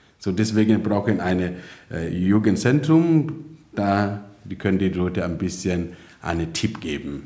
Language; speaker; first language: German; non-native, fluent; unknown